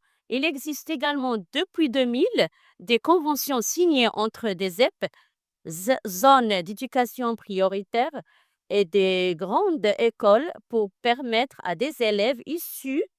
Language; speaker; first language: French; non-native, learner; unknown